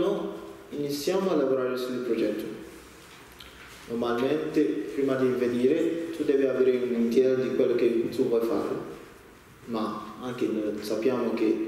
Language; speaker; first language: Italian; non-native, learner; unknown